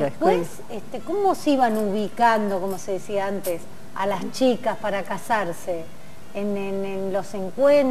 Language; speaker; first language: Spanish; native; Spanish